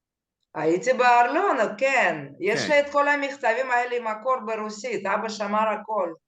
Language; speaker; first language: Hebrew; non-native, fluent; Russian